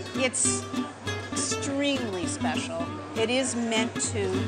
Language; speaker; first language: English; native; English